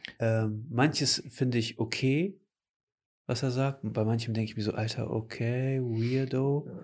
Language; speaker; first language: German; early bilingual, other home language; Portuguese